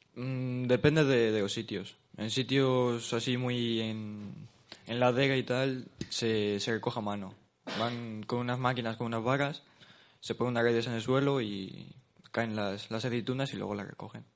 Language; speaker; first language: Spanish; native; Spanish